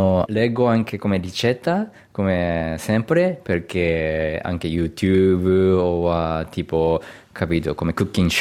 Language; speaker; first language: Italian; non-native, learner; Japanese